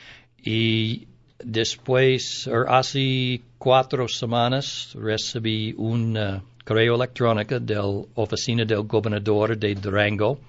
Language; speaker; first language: Spanish; non-native, learner; English